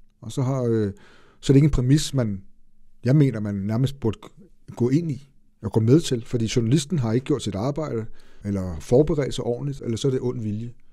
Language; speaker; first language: Danish; early bilingual, other home language; Arabic